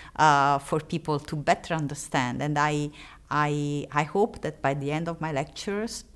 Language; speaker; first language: English; non-native, fluent; Italian